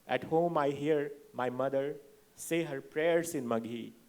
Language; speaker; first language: English; non-native, local second language; Hindi